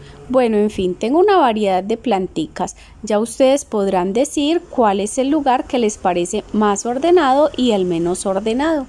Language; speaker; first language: Spanish; native; Spanish